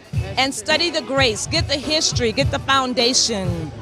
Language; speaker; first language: English; native; English